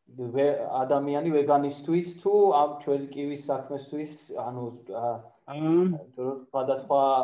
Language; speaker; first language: Georgian; non-native, fluent; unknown